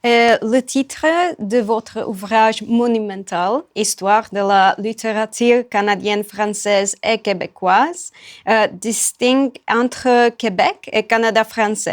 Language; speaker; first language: French; non-native, fluent; Czech